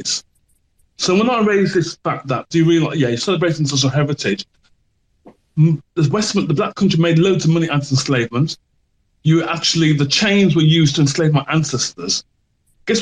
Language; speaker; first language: English; native; English